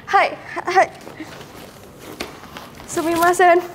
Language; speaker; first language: Japanese; non-native, learner; Indonesian